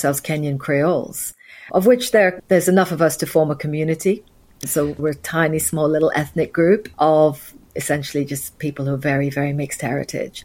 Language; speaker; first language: English; native; English